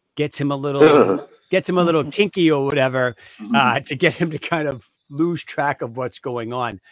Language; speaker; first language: English; native; English